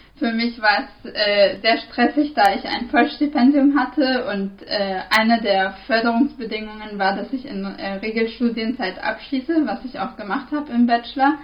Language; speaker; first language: German; non-native, fluent; Arabic